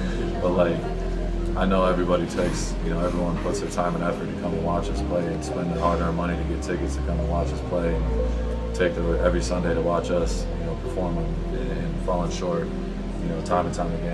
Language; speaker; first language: English; native; English